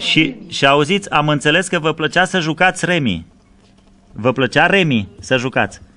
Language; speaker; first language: Romanian; native; Romanian